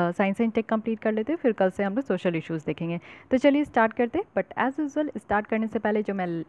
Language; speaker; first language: Hindi; native; Hindi